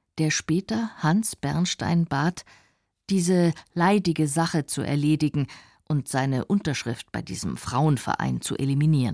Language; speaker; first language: German; native; German